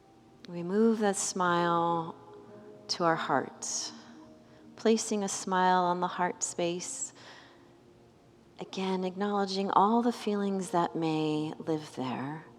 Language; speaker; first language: English; native; English